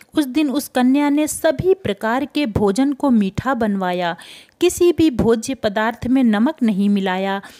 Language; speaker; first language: Hindi; native; Hindi